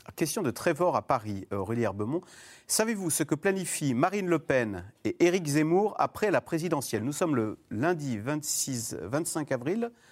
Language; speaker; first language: French; native; French